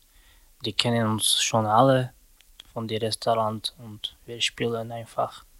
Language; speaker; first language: German; non-native, learner; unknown